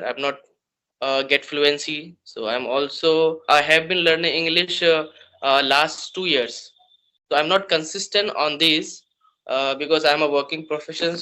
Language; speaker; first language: English; non-native, learner; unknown